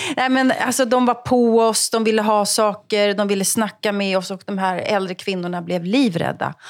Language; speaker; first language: Swedish; native; Swedish